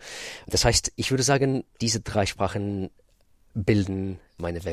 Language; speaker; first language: German; non-native, fluent; Russian